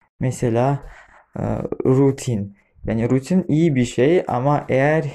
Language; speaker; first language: Turkish; non-native, fluent; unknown